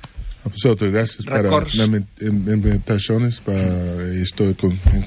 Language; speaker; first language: Spanish; non-native, learner; English